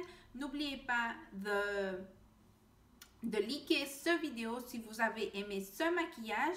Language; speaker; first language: French; non-native, learner; Spanish